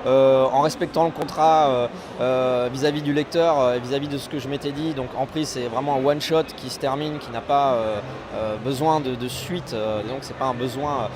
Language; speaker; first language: French; native; French